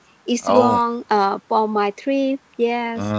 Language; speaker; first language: English; non-native, learner; Thai